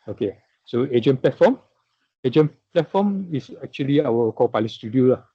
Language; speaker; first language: English; non-native, local second language; Malay